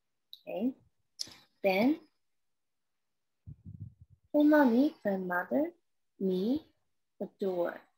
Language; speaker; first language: English; non-native, learner; Korean